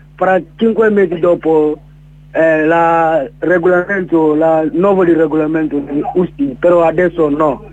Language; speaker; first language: Italian; non-native, learner; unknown